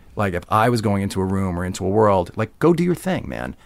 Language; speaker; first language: English; native; English